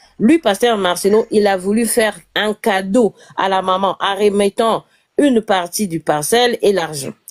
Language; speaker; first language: French; non-native, local second language; Lingala